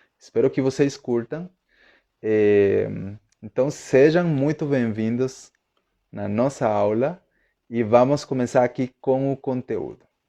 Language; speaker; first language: Portuguese; non-native, fluent; Spanish